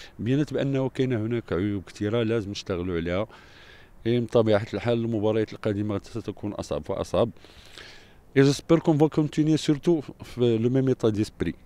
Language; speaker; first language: Arabic; native; Arabic